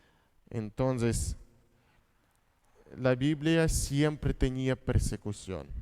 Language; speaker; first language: Spanish; non-native, fluent; Russian